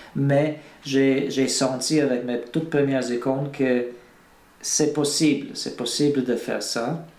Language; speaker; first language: French; non-native, fluent; Bulgarian